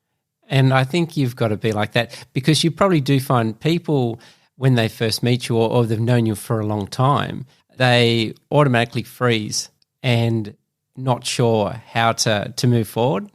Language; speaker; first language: English; native; English